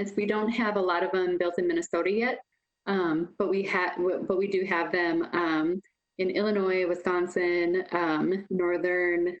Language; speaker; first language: English; native; English